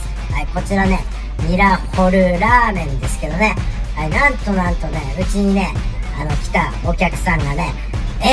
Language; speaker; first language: Japanese; native; Japanese